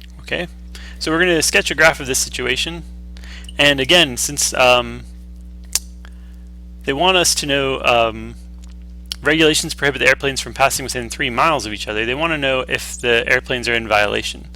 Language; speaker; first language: English; native; English